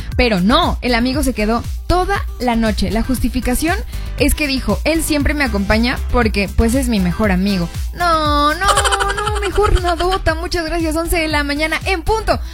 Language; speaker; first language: Spanish; native; Spanish